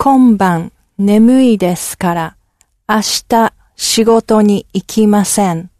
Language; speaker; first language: Japanese; non-native, learner; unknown